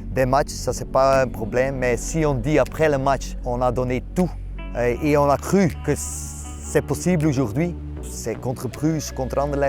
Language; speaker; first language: French; non-native, local second language; Dutch